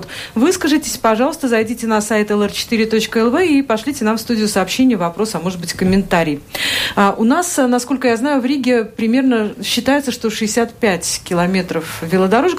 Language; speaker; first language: Russian; native; Russian